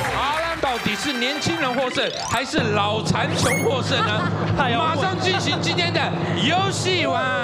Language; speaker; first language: Chinese; native; Chinese